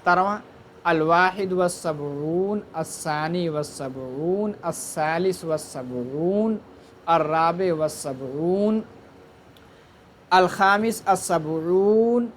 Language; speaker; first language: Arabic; non-native, fluent; Urdu